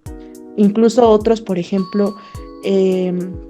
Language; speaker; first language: Spanish; native; Spanish